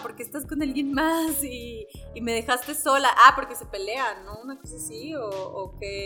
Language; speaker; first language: Spanish; native; Spanish